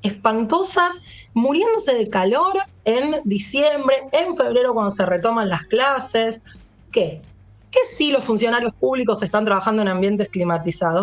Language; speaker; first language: Spanish; native; Spanish